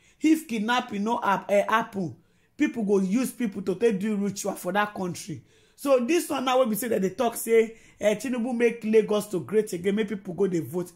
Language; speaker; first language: Nigerian Pidgin; non-native, local second language; Yoruba